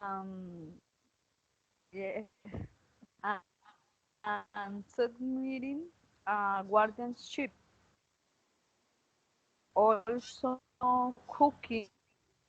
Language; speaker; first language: English; non-native, learner; Spanish